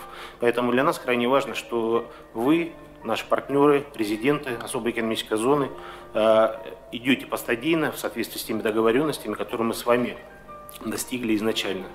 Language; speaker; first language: Russian; native; Russian